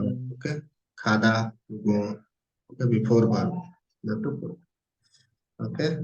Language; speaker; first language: English; non-native, local second language; Hindi